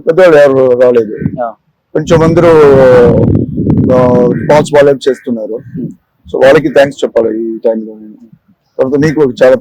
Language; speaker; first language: Telugu; non-native, local second language; Tamil